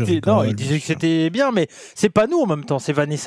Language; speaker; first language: French; native; French